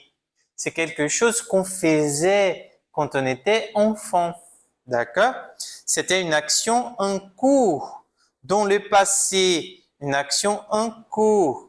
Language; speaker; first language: French; non-native, fluent; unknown